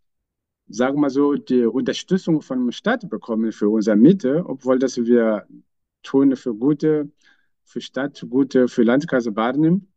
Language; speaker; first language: German; non-native, fluent; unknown